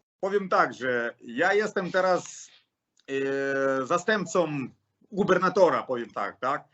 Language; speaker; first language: Polish; non-native, learner; Russian